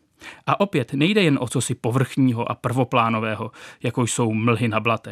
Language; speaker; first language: Czech; native; Czech